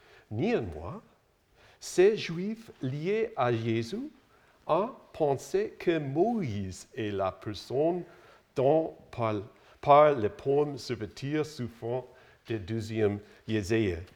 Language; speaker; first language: French; non-native, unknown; English